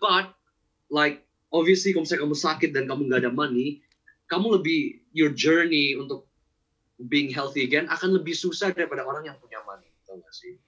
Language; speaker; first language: Indonesian; early bilingual, heritage; Indonesian